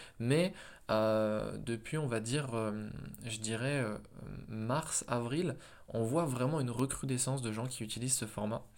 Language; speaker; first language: French; native; French